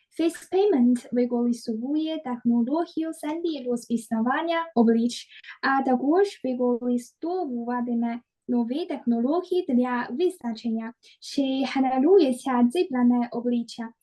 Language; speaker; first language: Ukrainian; non-native, learner; Chinese